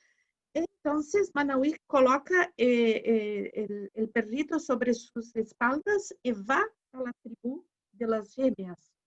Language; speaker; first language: Spanish; non-native, learner; Portuguese